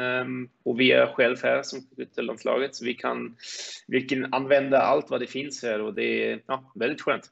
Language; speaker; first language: Swedish; non-native, fluent; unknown